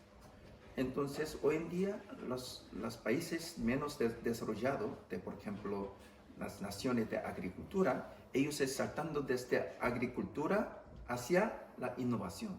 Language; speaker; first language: Spanish; non-native, fluent; English